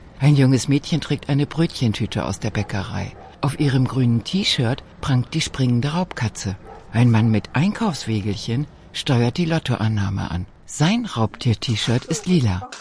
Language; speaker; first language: German; native; German